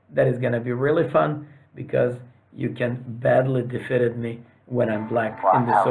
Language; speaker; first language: English; non-native, fluent; Serbian